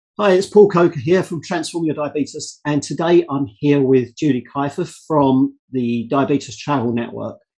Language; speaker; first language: English; native; English